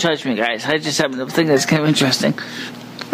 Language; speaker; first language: English; native; English